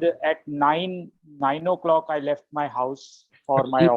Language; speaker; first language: English; non-native, learner; Hindi